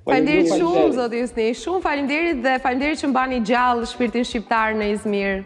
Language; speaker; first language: Albanian; native; Albanian